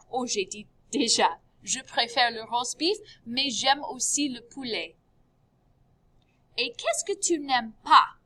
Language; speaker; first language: French; non-native, fluent; English